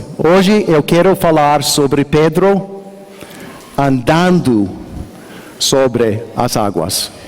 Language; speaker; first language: Portuguese; non-native, learner; English